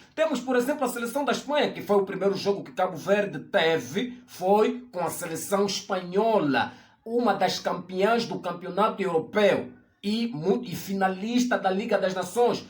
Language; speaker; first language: Portuguese; native; Portuguese